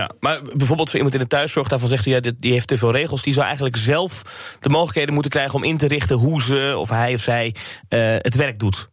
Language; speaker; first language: Dutch; native; Dutch